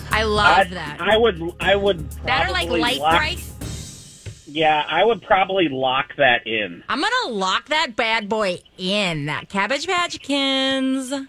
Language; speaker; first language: English; native; English